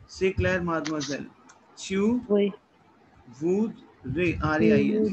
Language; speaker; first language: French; non-native, fluent; Hindi